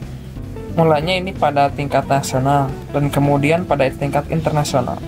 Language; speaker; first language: Indonesian; native; Indonesian